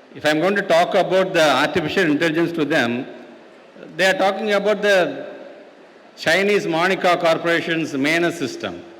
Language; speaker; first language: English; non-native, local second language; Tamil